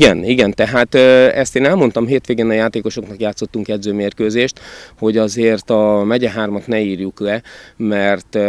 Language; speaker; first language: Hungarian; native; Hungarian